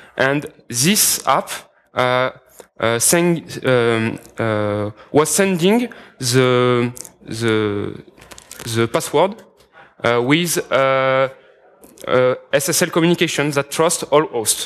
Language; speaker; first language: English; non-native, fluent; French